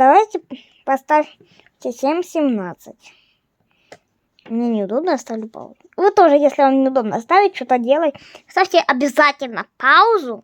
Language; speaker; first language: Russian; non-native, fluent; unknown